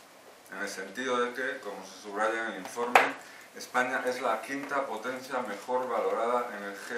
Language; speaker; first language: Spanish; native; Spanish